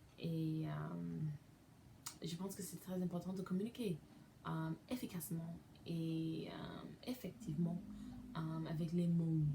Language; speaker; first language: French; non-native, learner; English